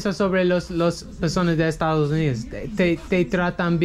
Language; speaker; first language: Spanish; non-native, learner; English